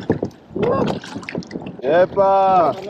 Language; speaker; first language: English; non-native, learner; French